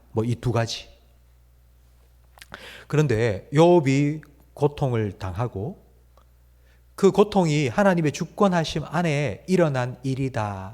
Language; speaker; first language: Korean; native; Korean